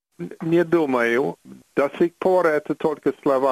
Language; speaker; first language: Russian; non-native, fluent; English